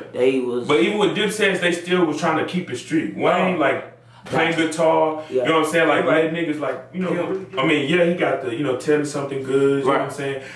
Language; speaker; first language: English; native; English